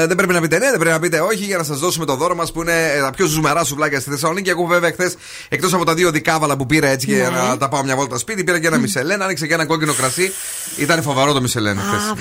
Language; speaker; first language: Greek; native; Greek